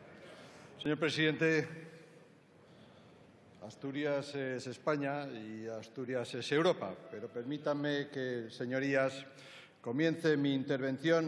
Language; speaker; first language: Spanish; native; Spanish